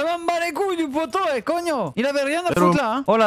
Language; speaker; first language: French; native; French